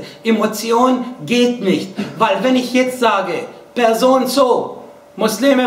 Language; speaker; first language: German; non-native, fluent; Arabic